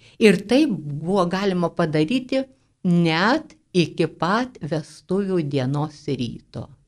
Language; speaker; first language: Lithuanian; native; Lithuanian